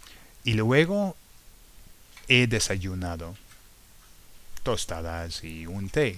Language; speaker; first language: Spanish; non-native, learner; English